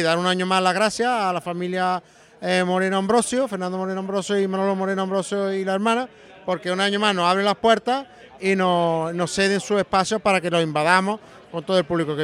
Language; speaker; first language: Spanish; native; Spanish